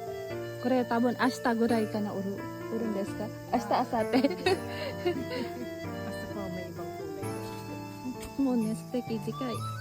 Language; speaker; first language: Japanese; non-native, learner; Filipino